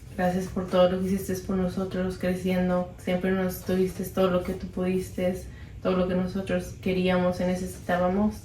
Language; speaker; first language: Spanish; early bilingual, other home language; English